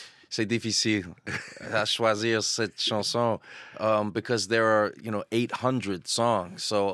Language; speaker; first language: French; non-native, learner; English